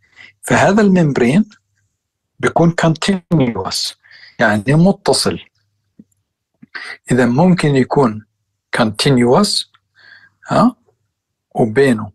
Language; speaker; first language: Arabic; native; Arabic